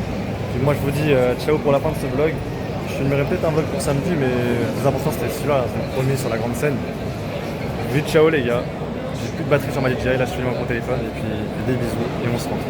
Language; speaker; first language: French; native; French